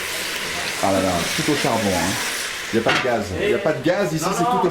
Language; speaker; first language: French; native; French